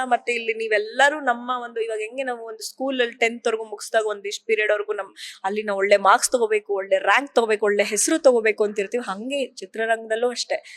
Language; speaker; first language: Kannada; native; Kannada